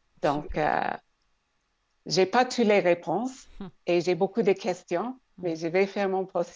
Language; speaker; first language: French; non-native, local second language; English